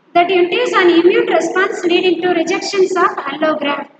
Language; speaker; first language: English; non-native, local second language; Tamil